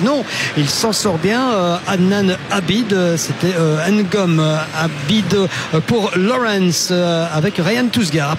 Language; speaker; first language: French; native; French